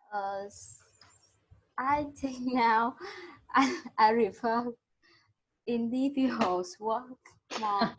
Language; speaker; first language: English; non-native, learner; Vietnamese